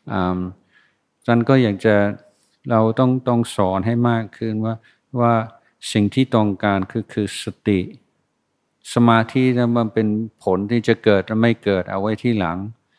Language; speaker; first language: Thai; non-native, fluent; English